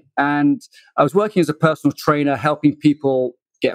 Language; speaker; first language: English; native; English